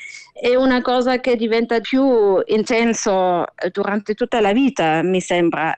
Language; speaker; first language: Italian; non-native, fluent; German